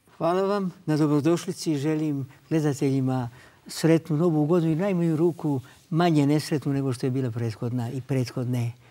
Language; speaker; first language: Croatian; native; Croatian